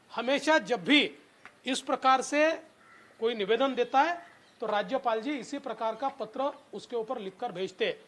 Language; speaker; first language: Hindi; non-native, local second language; Marathi